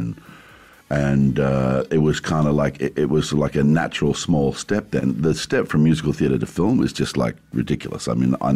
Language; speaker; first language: English; native; English